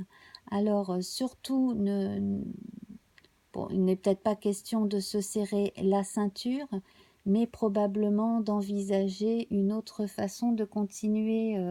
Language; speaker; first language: French; native; French